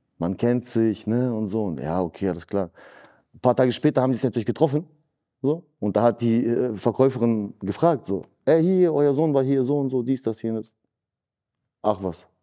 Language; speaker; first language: German; early bilingual, other home language; Russian